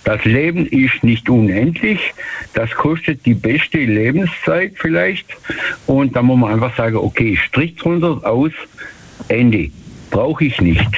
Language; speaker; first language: German; native; German